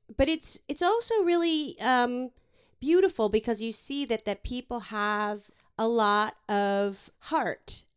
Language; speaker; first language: English; native; English